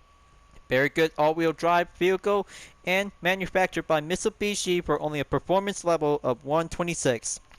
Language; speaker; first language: English; non-native, fluent; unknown